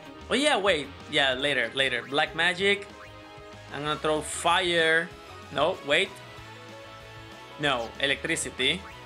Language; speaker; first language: English; non-native, fluent; Spanish